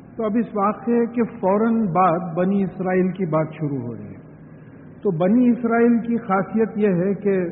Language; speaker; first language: Urdu; native; Urdu